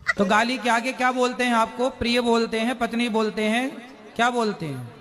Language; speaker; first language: Hindi; native; Hindi